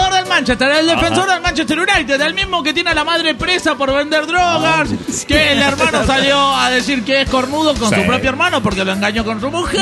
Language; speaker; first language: Spanish; native; Spanish